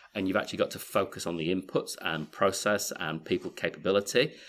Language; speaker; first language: English; native; English